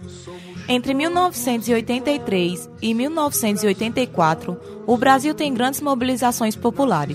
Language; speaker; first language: Portuguese; native; Portuguese